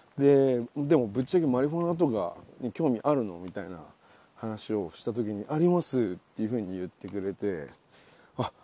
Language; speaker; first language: Japanese; native; Japanese